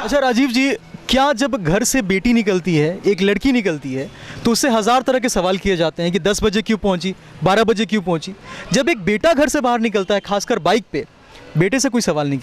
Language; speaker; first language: Hindi; native; Hindi